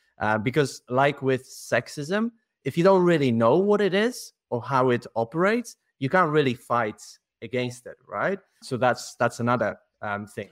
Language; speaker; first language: English; non-native, fluent; Polish